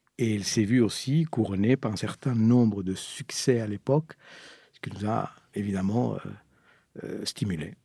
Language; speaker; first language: French; non-native, fluent; Spanish